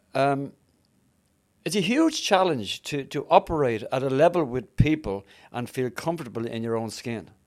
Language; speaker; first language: English; native; English